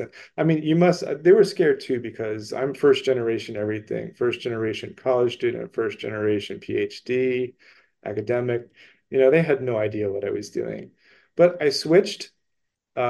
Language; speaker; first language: English; native; English